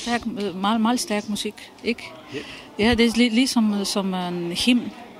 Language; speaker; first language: Danish; non-native, fluent; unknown